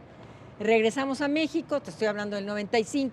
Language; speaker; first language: Spanish; native; Spanish